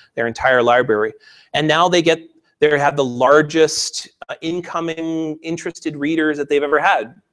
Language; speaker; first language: English; native; English